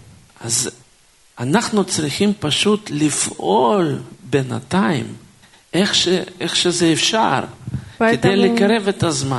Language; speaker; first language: Hebrew; non-native, fluent; Russian